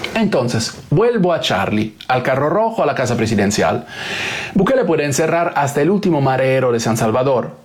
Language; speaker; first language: Spanish; non-native, fluent; Italian